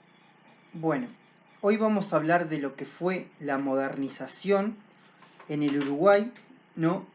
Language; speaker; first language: Spanish; native; Spanish